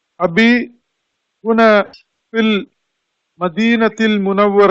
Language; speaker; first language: Arabic; non-native, learner; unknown